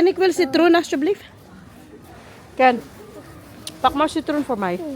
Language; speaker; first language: Dutch; non-native, learner; Filipino